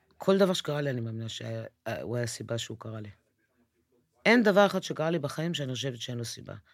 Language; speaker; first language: Hebrew; early bilingual, other home language; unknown